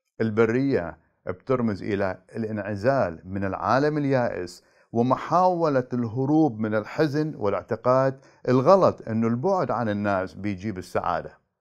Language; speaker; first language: Arabic; native; Arabic